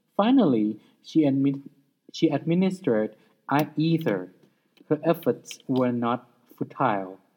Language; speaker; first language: English; non-native, fluent; Thai